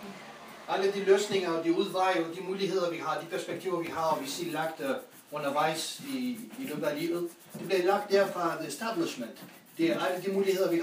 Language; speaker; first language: Danish; non-native, fluent; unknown